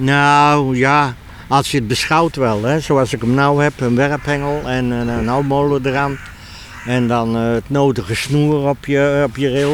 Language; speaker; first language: Dutch; native; Dutch